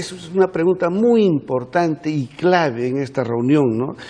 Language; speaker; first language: Spanish; native; Spanish